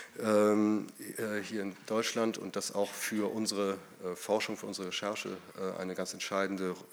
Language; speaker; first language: German; native; German